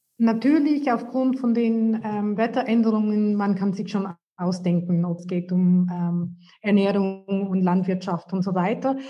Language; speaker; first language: German; non-native, fluent; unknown